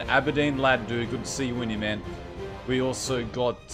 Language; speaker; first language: English; native; English